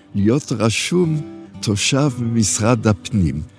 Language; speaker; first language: Hebrew; non-native, fluent; French